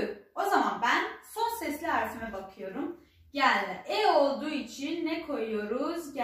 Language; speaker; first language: Turkish; non-native, fluent; Persian